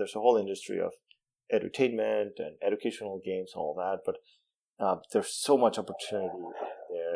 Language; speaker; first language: English; non-native, fluent; Spanish